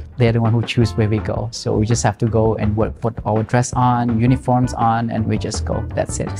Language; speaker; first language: English; non-native, fluent; Malay